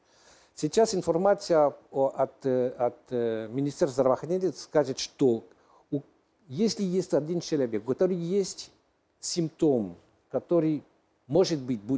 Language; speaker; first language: Russian; non-native, learner; French